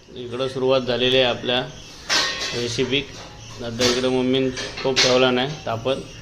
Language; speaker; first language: Marathi; non-native, local second language; Konkani